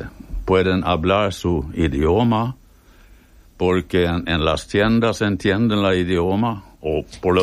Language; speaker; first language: Spanish; non-native, fluent; Swedish